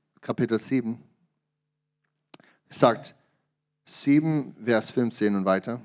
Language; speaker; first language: German; non-native, learner; English